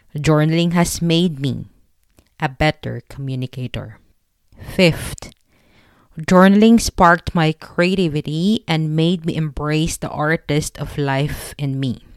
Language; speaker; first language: English; non-native, local second language; Filipino